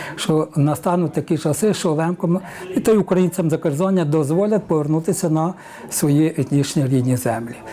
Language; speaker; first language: Ukrainian; native; Ukrainian